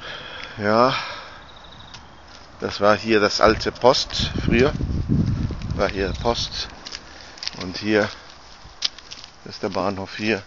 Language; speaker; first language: German; non-native, fluent; Arabic